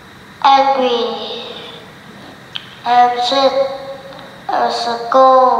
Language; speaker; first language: English; non-native, learner; Vietnamese